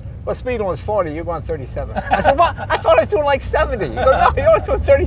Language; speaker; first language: English; native; English